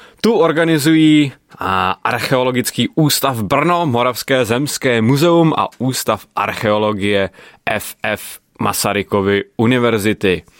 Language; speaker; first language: Czech; native; Czech